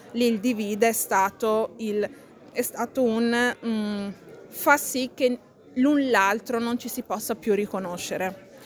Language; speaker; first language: Italian; early bilingual, other home language; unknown